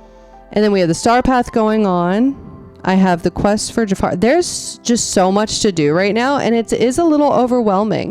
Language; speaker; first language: English; native; English